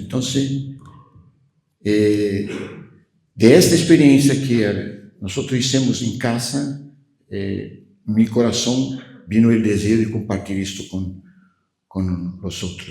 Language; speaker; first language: Spanish; non-native, fluent; Portuguese